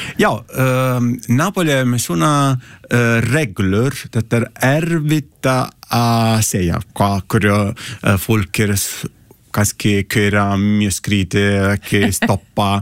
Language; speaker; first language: Icelandic; non-native, learner; Italian